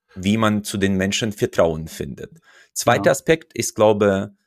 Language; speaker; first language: German; non-native, fluent; Russian